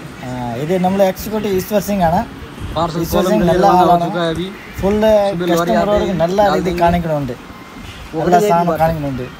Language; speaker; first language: Malayalam; non-native, local second language; Hindi